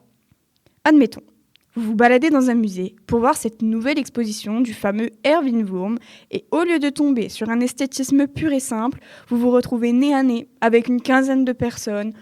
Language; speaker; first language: French; native; French